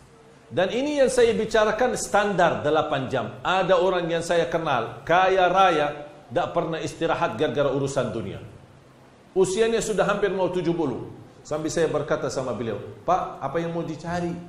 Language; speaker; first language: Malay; non-native, fluent; Arabic